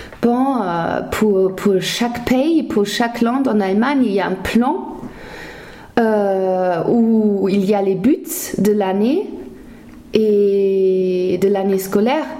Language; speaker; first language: French; non-native, fluent; German